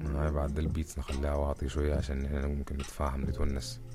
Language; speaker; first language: Arabic; early bilingual, heritage; Arabic